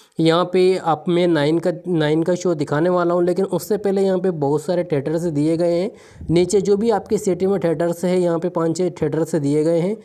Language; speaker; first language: Hindi; native; Hindi